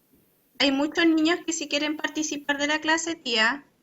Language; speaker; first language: Spanish; native; Spanish